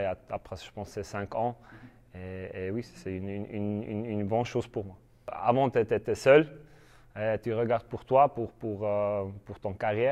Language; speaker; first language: French; non-native, learner; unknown